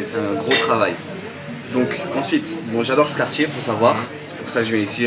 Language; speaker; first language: French; native; French